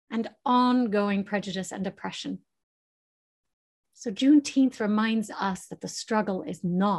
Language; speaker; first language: English; native; English